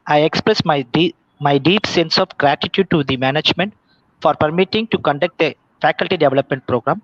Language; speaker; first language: English; non-native, local second language; Tamil